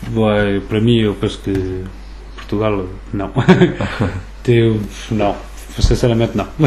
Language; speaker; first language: Portuguese; early bilingual, other home language; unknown